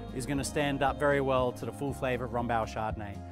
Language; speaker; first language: English; native; English